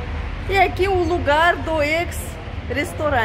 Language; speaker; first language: Portuguese; non-native, fluent; Russian